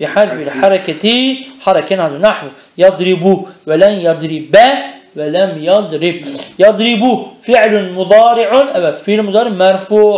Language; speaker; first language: Arabic; non-native, fluent; Turkish